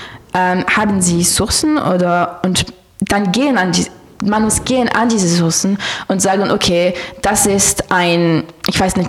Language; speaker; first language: German; non-native, learner; French